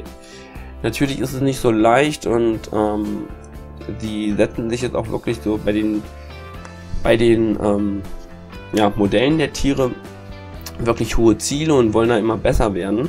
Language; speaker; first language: German; native; German